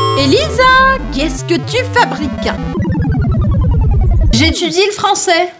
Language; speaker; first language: French; non-native, fluent; Portuguese